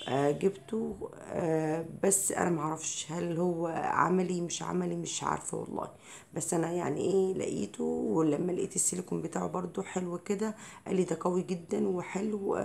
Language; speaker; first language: Arabic; native; Arabic